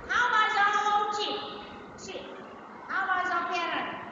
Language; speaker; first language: English; non-native, learner; Vietnamese